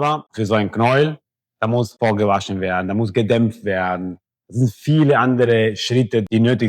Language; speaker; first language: German; non-native, fluent; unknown